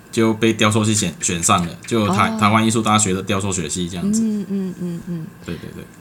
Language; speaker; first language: Chinese; non-native, local second language; Cantonese